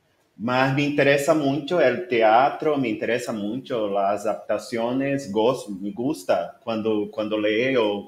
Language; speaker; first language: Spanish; non-native, learner; Portuguese